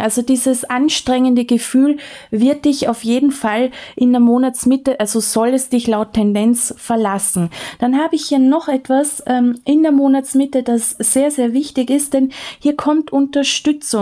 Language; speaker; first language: German; native; German